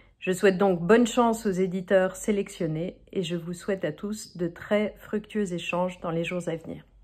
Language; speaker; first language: French; native; French